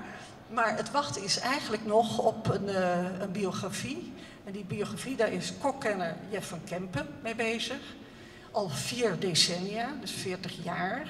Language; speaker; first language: Dutch; native; Dutch